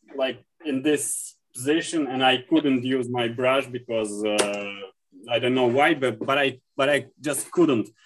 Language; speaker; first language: English; non-native, learner; Russian